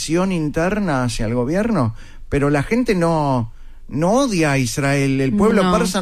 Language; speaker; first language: Spanish; native; Spanish